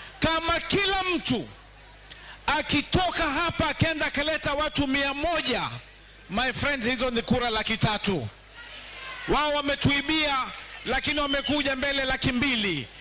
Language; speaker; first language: Swahili; native; Swahili